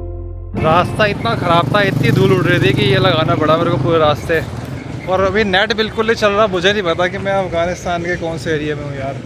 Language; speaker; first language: Hindi; native; Hindi